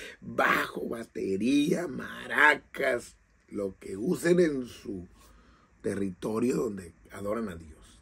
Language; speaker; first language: Spanish; native; Spanish